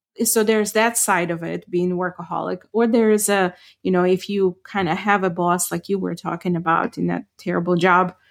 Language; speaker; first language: English; non-native, fluent; Ukrainian